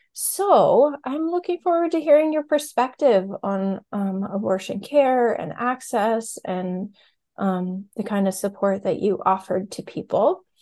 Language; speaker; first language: English; native; English